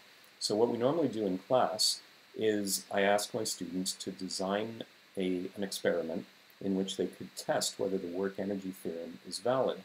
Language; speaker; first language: English; native; English